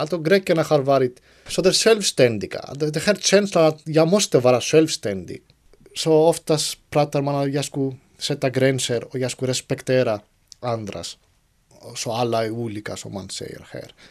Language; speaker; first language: Swedish; non-native, fluent; Greek